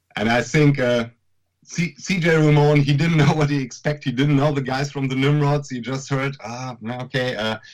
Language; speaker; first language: English; non-native, fluent; German